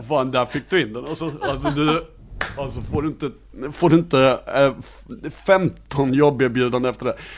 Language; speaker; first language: Swedish; native; Swedish